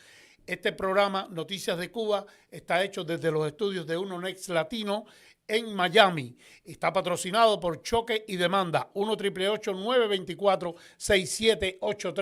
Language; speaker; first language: Spanish; native; Spanish